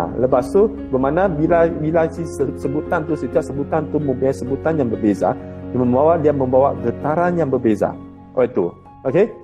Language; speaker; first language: Malay; non-native, local second language; Chinese